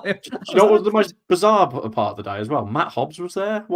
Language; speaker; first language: English; native; English